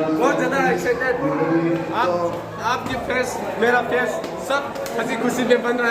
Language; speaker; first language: Hindi; non-native, local second language; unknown